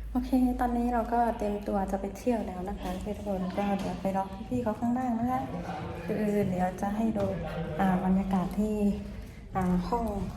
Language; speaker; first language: Thai; non-native, local second language; Shan